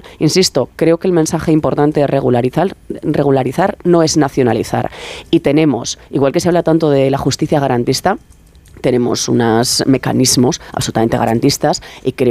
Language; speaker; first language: Spanish; native; Spanish